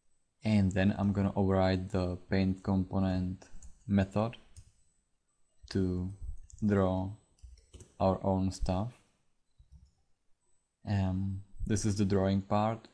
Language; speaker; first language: English; non-native, fluent; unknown